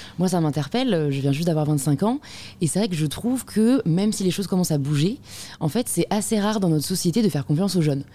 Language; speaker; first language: French; native; French